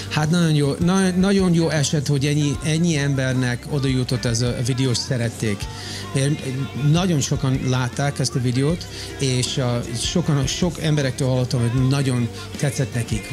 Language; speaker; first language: Hungarian; early bilingual, heritage; Hungarian